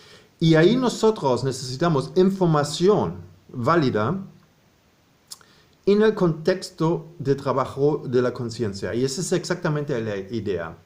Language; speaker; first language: Spanish; non-native, fluent; German